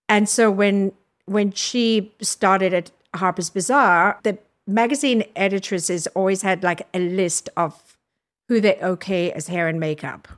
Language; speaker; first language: English; native; English